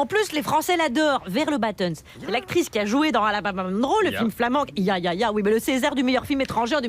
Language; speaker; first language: French; native; French